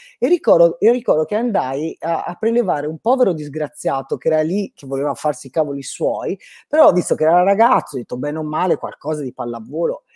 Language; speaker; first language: Italian; native; Italian